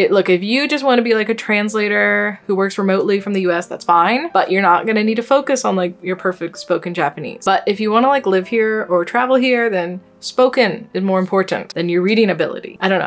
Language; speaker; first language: English; native; English